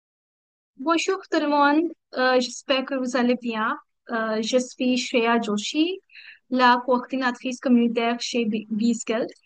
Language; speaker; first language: French; non-native, learner; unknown